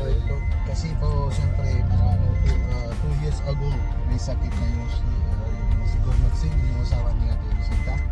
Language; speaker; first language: Filipino; non-native, learner; Hindi